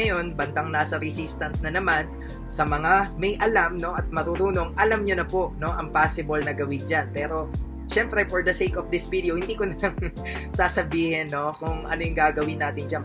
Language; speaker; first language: Filipino; native; Filipino